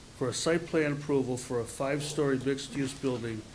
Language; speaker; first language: English; native; English